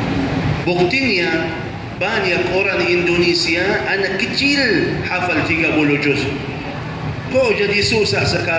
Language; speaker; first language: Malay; non-native, fluent; Arabic